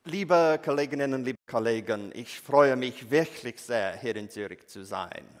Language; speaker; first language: German; non-native, learner; English